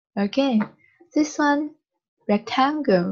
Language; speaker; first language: English; non-native, learner; Vietnamese